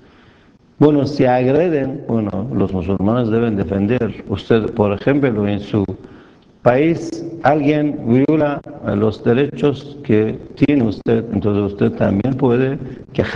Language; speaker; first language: Spanish; non-native, fluent; Persian